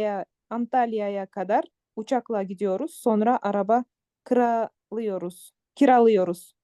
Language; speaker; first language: Turkish; non-native, learner; Kyrgyz